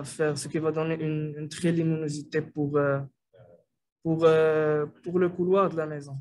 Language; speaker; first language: French; non-native, local second language; Arabic